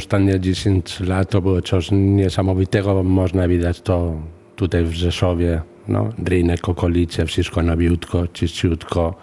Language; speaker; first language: Polish; non-native, fluent; Spanish